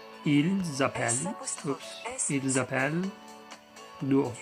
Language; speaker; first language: French; non-native, learner; English